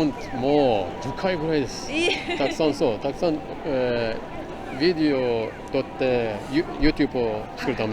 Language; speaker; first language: Japanese; non-native, fluent; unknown